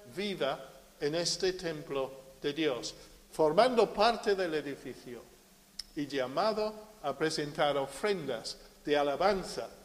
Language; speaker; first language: Spanish; non-native, fluent; English